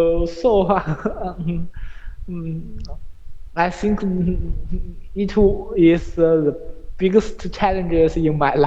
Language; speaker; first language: English; non-native, learner; Chinese